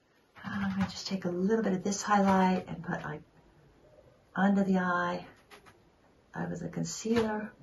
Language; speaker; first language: English; native; English